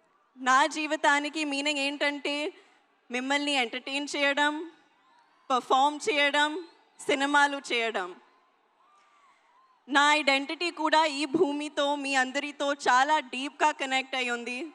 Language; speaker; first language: Telugu; non-native, local second language; Hindi